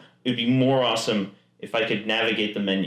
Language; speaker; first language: English; native; English